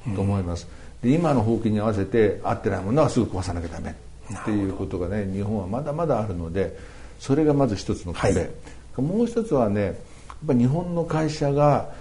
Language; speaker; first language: Japanese; native; Japanese